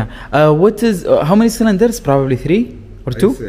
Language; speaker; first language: English; non-native, learner; Arabic